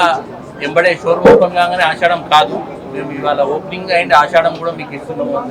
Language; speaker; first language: Telugu; native; Telugu